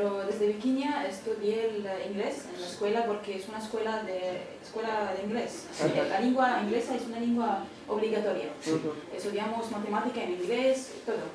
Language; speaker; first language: Spanish; non-native, fluent; Arabic